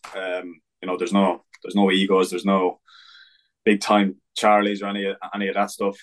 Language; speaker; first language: English; native; English